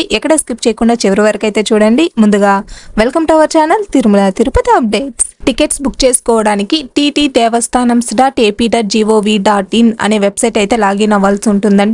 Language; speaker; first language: Telugu; native; Telugu